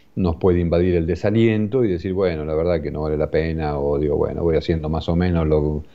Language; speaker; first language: Spanish; native; Spanish